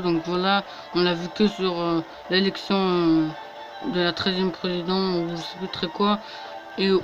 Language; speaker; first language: French; native; French